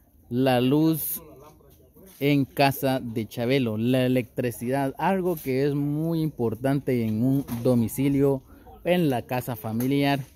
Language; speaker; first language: Spanish; native; Spanish